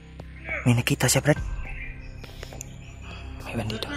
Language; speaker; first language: Filipino; non-native, local second language; Cebuano